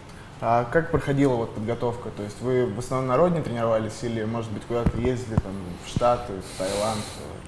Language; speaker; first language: Russian; native; Russian